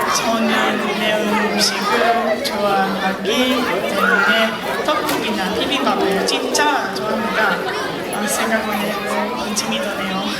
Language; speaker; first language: Korean; early bilingual, heritage; Korean